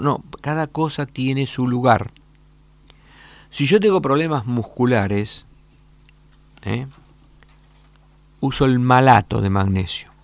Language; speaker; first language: Spanish; native; Spanish